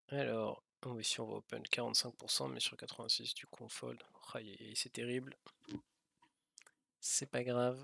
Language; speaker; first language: French; native; French